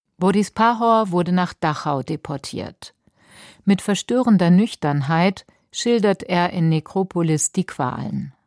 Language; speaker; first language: German; native; German